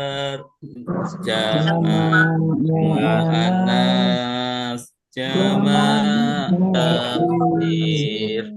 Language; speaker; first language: Indonesian; native; Indonesian